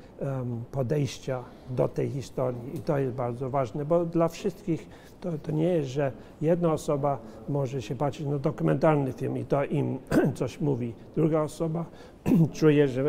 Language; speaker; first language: Polish; early bilingual, heritage; Polish